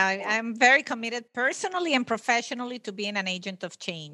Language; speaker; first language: English; non-native, fluent; Italian